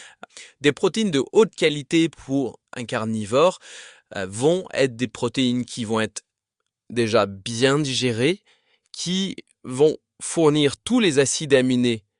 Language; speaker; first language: French; native; French